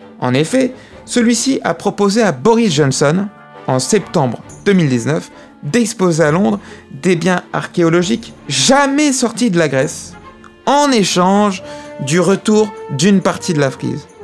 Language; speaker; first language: French; native; French